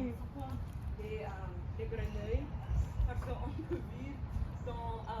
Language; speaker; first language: French; non-native, local second language; English